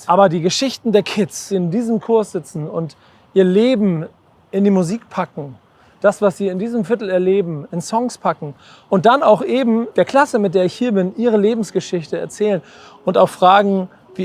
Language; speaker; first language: German; native; German